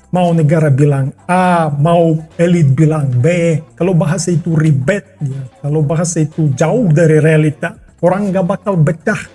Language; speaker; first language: Indonesian; non-native, fluent; Russian